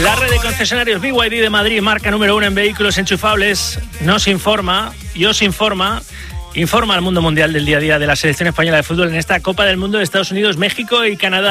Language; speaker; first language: Spanish; native; Spanish